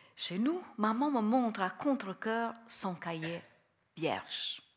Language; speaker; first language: French; non-native, fluent; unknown